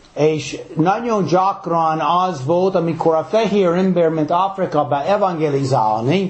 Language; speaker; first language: Hungarian; non-native, fluent; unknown